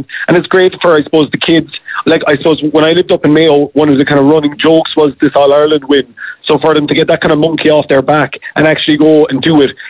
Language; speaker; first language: English; native; English